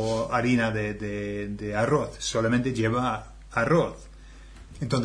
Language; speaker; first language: Spanish; non-native, fluent; English